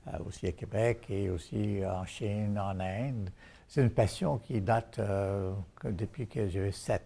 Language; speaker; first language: French; non-native, fluent; Bangla